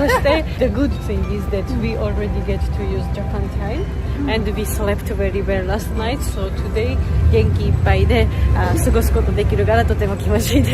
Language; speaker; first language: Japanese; non-native, fluent; Georgian